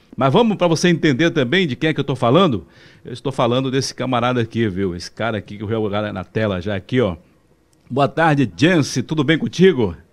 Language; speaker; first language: Portuguese; native; Portuguese